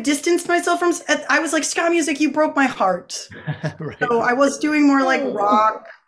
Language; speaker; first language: English; native; English